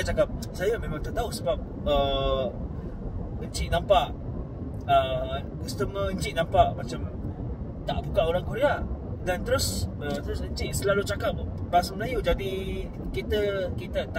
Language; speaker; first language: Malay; non-native, fluent; Korean